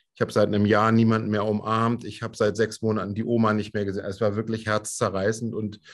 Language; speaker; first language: German; native; German